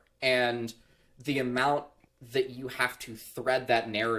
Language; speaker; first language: English; native; English